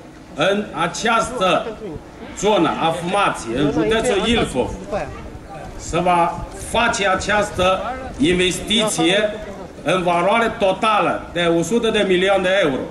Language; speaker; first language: Romanian; non-native, learner; Chinese